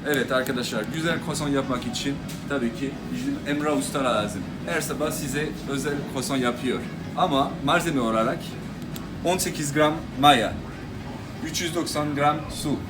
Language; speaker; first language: Turkish; non-native, learner; French